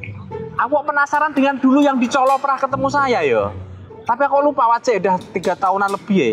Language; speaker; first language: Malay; non-native, local second language; Javanese